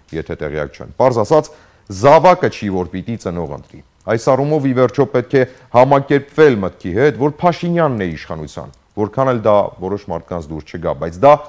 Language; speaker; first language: Armenian; native; Armenian